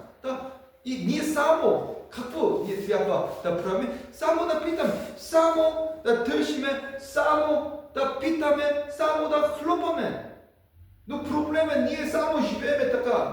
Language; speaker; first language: Bulgarian; non-native, learner; Korean